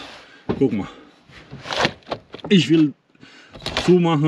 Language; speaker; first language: German; non-native, learner; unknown